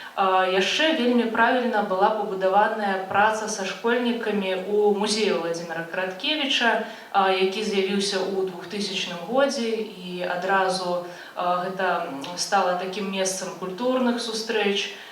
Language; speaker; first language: Belarusian; native; Belarusian